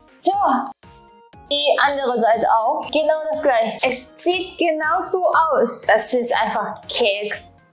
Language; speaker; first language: German; non-native, fluent; Japanese